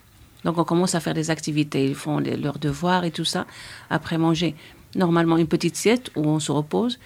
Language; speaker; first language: French; non-native, fluent; Spanish